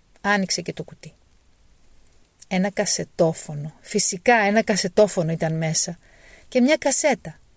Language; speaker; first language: Greek; native; Greek